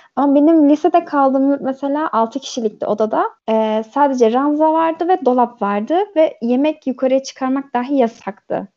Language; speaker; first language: Turkish; early bilingual, heritage; Turkish